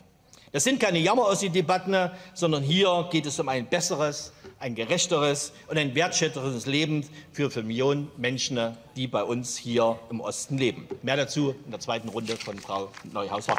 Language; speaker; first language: German; native; German